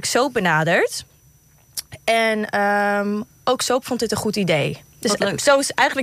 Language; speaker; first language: Dutch; native; Dutch